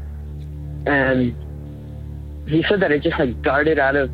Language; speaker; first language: English; native; English